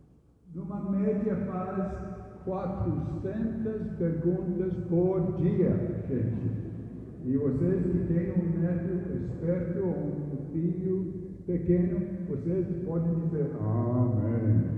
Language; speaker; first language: Portuguese; non-native, fluent; English